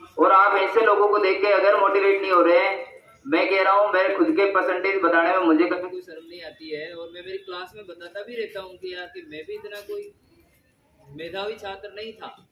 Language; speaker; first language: Hindi; native; Hindi